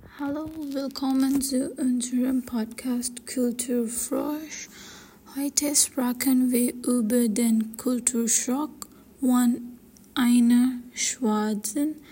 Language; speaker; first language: German; non-native, learner; English